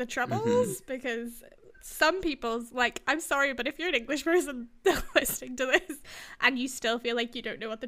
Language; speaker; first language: English; native; English